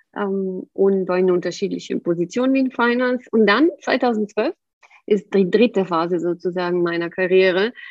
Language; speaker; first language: German; non-native, fluent; Bulgarian